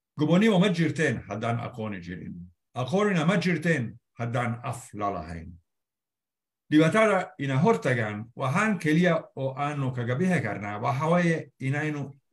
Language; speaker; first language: Somali; non-native, fluent; Italian